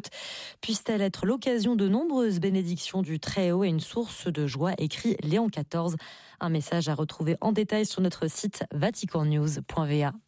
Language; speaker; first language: French; native; French